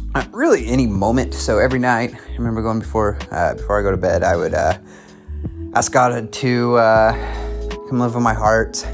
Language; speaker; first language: English; native; English